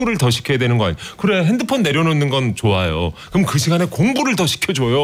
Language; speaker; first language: Korean; native; Korean